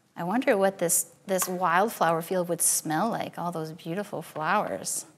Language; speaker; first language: English; native; English